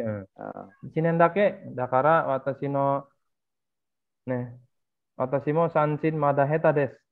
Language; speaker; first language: Japanese; non-native, fluent; Indonesian